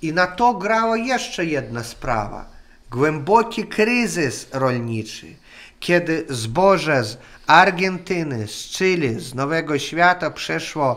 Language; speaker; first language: Polish; non-native, learner; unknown